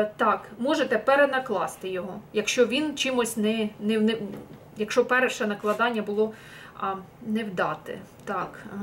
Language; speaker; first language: Ukrainian; non-native, local second language; Russian